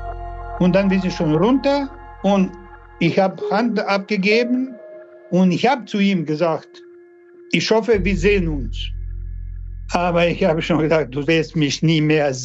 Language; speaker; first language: German; non-native, learner; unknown